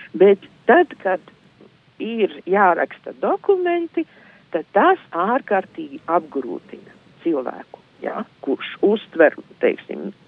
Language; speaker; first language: Latvian; native; Latvian